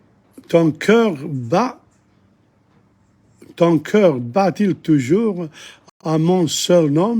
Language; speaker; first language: French; non-native, fluent; English